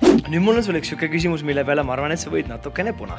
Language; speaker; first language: Estonian; native; Estonian